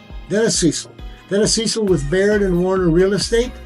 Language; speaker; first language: English; native; English